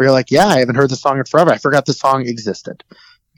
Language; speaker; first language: English; native; English